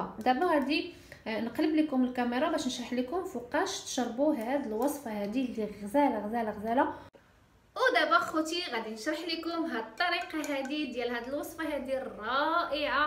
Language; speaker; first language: Arabic; native; Arabic